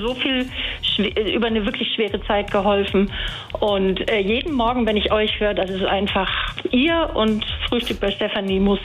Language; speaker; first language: German; native; German